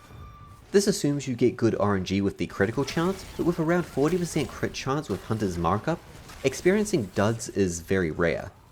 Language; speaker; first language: English; native; English